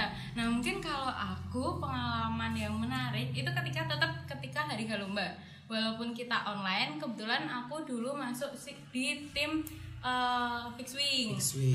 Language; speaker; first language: Indonesian; native; Indonesian